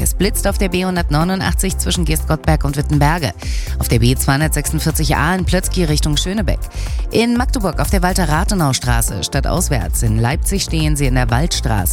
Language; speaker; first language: German; native; German